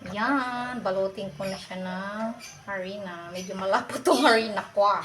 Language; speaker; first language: Filipino; non-native, local second language; Bikol